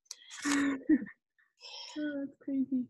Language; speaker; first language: English; native; English